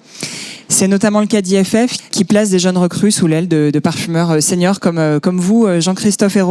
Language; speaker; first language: French; native; French